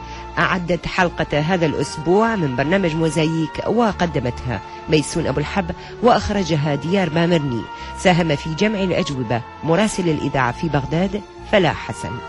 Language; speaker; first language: Arabic; native; Arabic